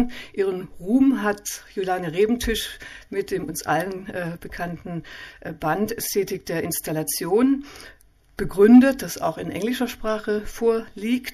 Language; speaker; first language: German; native; German